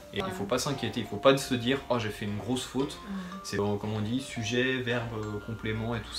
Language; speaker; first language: French; native; French